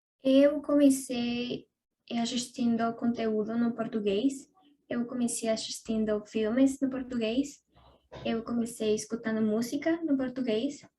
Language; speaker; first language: Portuguese; non-native, learner; Spanish